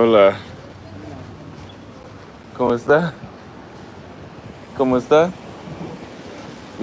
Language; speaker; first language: Spanish; non-native, learner; English